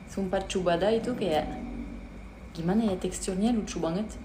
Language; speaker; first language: Indonesian; non-native, learner; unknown